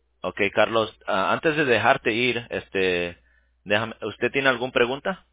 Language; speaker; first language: Spanish; early bilingual, heritage; English